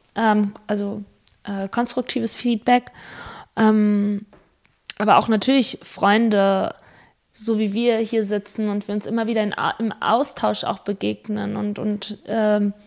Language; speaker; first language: German; early bilingual, other home language; Spanish